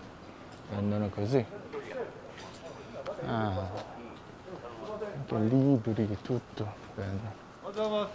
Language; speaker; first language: Italian; non-native, fluent; Japanese